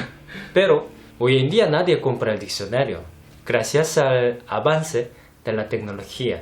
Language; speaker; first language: Spanish; non-native, fluent; Korean